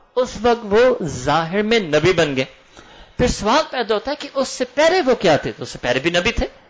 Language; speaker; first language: Urdu; native; Urdu